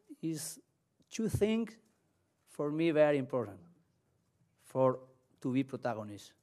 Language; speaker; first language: English; non-native, learner; Spanish